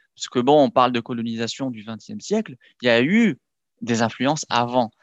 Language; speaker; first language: French; non-native, local second language; Arabic